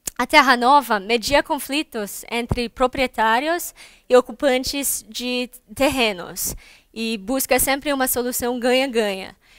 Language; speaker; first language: Portuguese; non-native, fluent; English